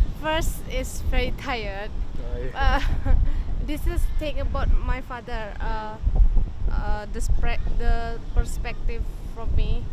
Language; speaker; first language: English; non-native, learner; Indonesian